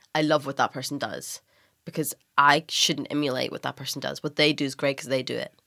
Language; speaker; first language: English; native; English